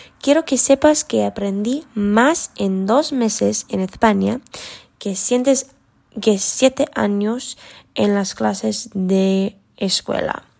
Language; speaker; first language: Spanish; non-native, learner; English